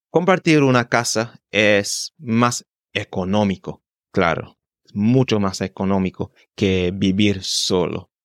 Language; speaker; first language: Spanish; non-native, fluent; English